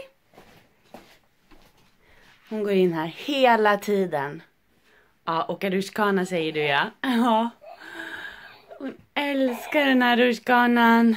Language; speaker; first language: Swedish; native; Swedish